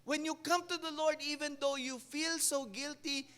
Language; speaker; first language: English; non-native, local second language; Filipino